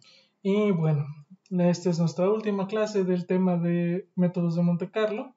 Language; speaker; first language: Spanish; native; Spanish